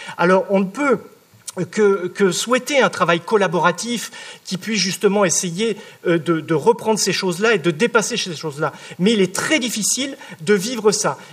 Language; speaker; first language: French; native; French